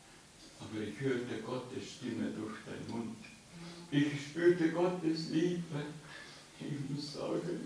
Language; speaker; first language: German; non-native, learner; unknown